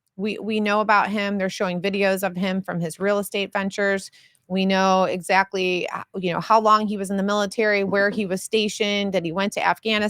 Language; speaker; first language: English; native; English